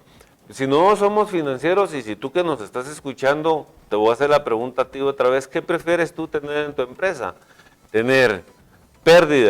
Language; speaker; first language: Spanish; native; Spanish